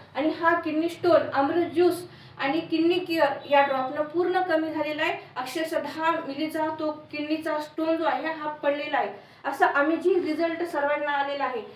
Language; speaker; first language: Marathi; native; Marathi